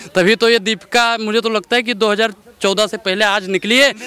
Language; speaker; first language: Hindi; native; Hindi